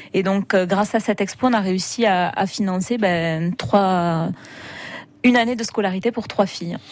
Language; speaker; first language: French; native; French